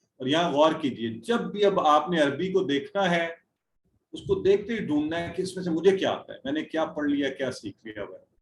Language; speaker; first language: Urdu; native; Urdu